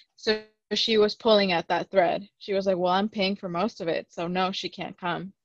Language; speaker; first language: English; early bilingual, other home language; Spanish